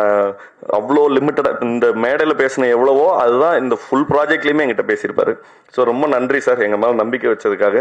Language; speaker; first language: Tamil; native; Tamil